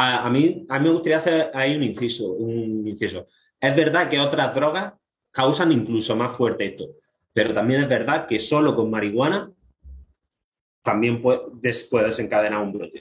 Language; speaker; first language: Spanish; native; Spanish